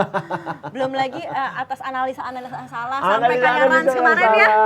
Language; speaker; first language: Indonesian; native; Indonesian